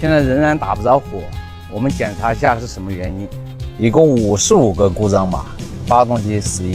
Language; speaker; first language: Chinese; native; Chinese